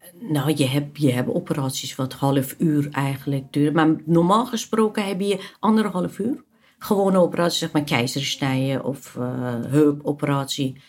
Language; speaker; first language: Dutch; non-native, fluent; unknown